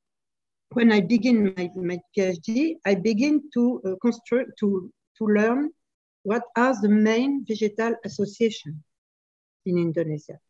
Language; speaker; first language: English; non-native, fluent; French